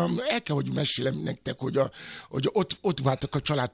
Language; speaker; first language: Hungarian; non-native, fluent; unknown